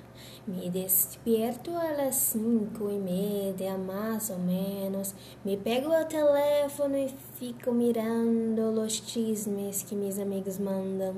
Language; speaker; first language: Spanish; non-native, learner; Portuguese